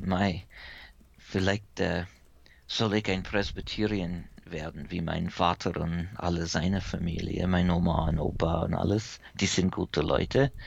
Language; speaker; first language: German; early bilingual, heritage; English